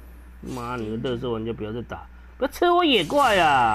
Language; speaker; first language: Chinese; native; Chinese